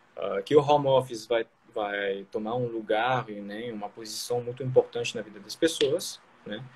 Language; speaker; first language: Portuguese; non-native, fluent; French